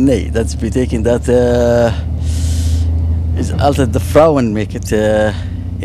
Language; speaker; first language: Dutch; non-native, learner; Somali